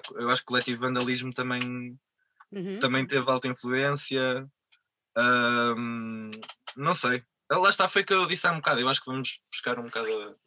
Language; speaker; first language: Portuguese; native; Portuguese